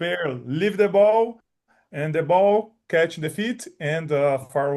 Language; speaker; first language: English; non-native, learner; Portuguese